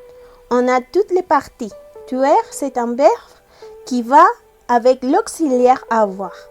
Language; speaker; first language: French; non-native, learner; Spanish